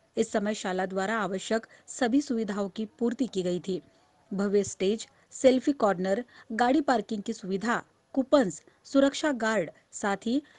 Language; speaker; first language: Hindi; non-native, local second language; Marathi